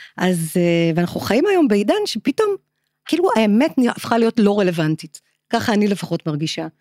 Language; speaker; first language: Hebrew; native; Hebrew